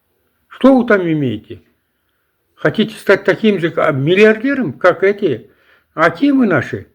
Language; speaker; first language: Russian; non-native, local second language; Kazakh